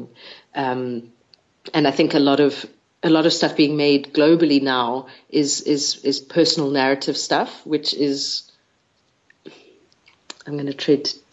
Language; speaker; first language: English; native; English